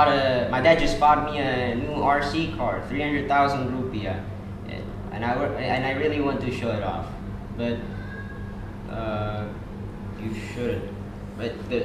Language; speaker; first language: English; non-native, fluent; Indonesian